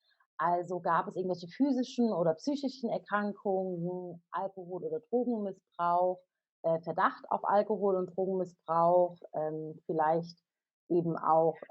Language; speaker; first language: German; native; German